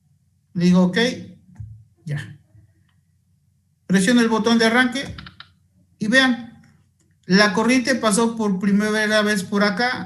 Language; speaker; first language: Spanish; native; Spanish